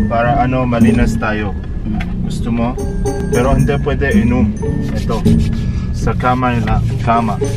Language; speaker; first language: Filipino; non-native, learner; Arabic